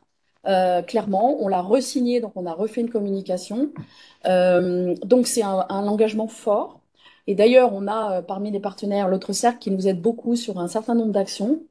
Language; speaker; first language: French; native; French